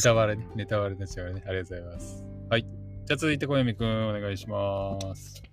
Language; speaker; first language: Japanese; native; Japanese